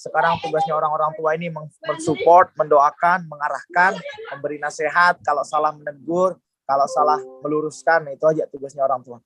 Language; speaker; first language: Indonesian; native; Indonesian